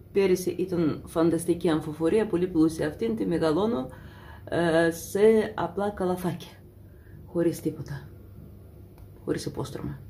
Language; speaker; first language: Greek; non-native, fluent; Russian